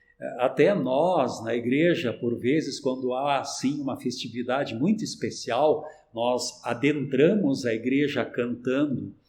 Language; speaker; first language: Portuguese; native; Portuguese